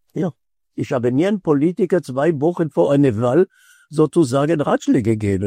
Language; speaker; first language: German; non-native, fluent; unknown